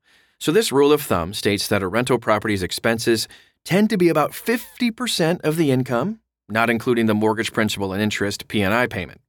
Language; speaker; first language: English; native; English